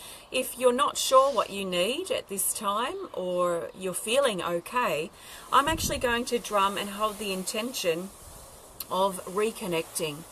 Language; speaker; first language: English; native; English